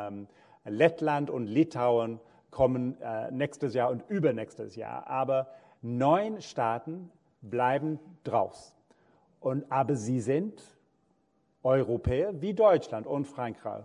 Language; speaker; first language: German; non-native, fluent; English